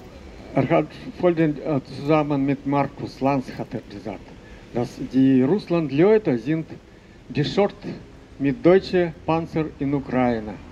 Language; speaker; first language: German; non-native, fluent; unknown